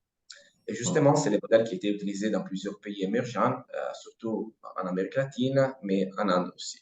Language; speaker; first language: French; non-native, fluent; Italian